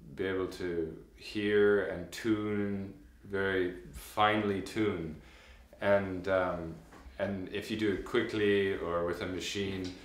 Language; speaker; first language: English; native; English